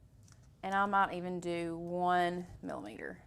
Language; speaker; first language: English; native; English